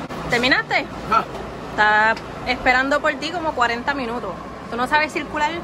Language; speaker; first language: Spanish; early bilingual, heritage; Spanish